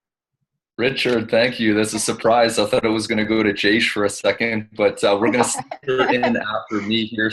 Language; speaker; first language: English; native; English